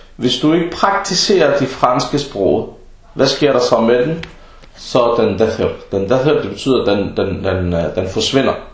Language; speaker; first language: Danish; early bilingual, other home language; Arabic